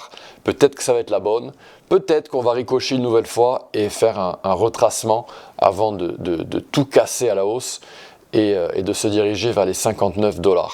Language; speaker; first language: French; native; French